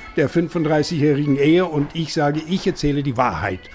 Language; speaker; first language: German; non-native, fluent; English